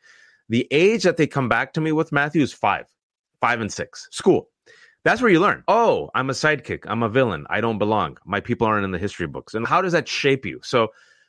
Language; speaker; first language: English; early bilingual, other home language; Urdu